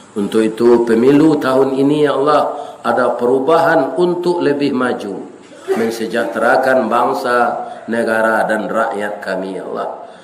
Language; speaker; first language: Malay; non-native, local second language; Minangkabau